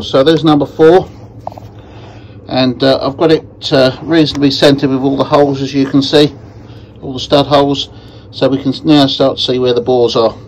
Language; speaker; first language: English; native; English